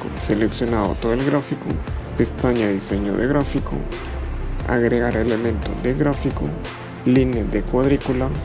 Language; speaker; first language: Spanish; native; Spanish